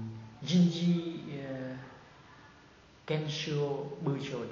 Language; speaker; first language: Japanese; non-native, learner; Vietnamese